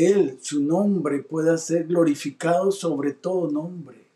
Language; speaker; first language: Spanish; native; Spanish